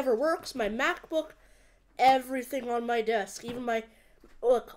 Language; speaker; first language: English; native; English